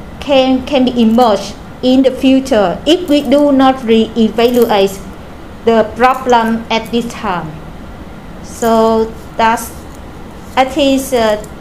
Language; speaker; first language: English; non-native, learner; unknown